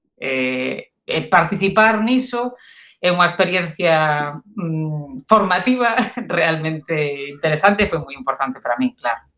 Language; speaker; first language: Galician; native; Galician